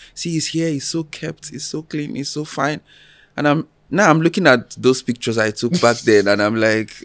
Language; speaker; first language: English; non-native, local second language; Yoruba